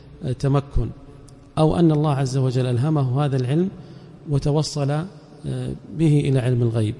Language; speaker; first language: Arabic; native; Arabic